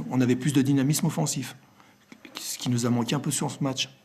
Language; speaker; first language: French; native; French